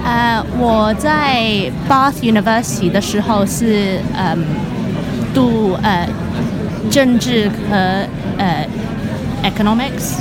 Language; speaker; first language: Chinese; non-native, local second language; Cantonese